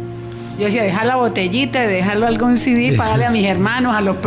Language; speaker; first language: Spanish; native; Spanish